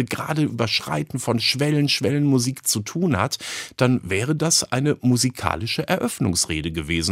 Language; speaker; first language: German; native; German